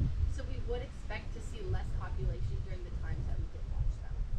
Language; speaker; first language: English; native; English